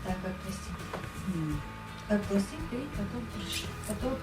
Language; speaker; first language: Russian; native; Russian